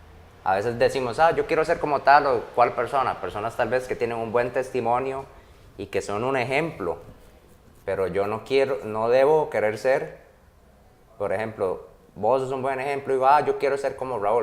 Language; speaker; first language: Spanish; native; Spanish